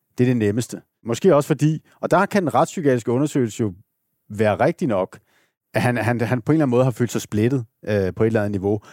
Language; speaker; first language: Danish; native; Danish